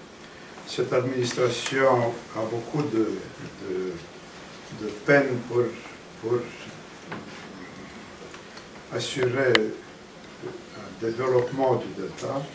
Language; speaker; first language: French; non-native, fluent; Romanian